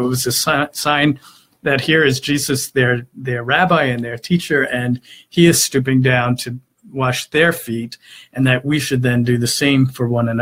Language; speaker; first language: English; native; English